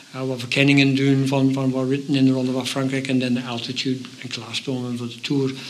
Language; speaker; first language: Dutch; non-native, fluent; English